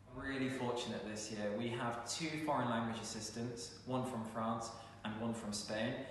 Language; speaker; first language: English; native; English